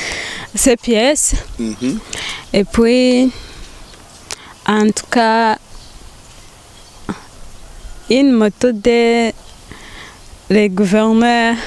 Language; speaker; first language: French; non-native, learner; Rundi